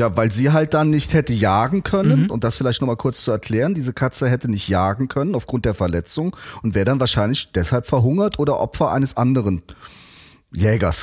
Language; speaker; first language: German; native; German